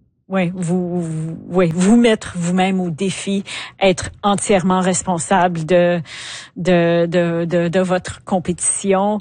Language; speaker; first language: French; native; French